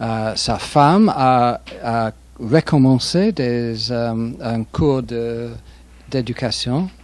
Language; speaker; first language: French; non-native, fluent; English